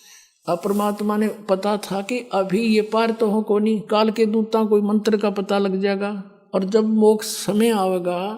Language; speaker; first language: Hindi; native; Hindi